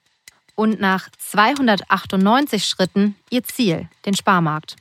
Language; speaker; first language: German; native; German